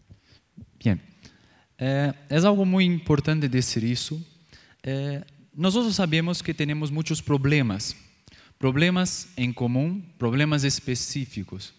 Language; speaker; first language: Spanish; non-native, learner; Portuguese